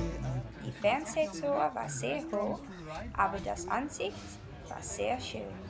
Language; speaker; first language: German; non-native, learner; Dutch